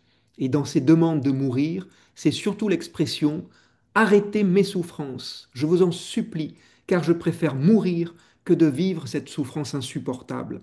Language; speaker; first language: French; native; French